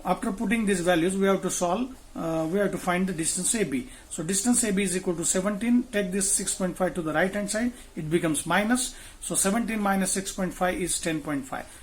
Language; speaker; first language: English; non-native, local second language; Marathi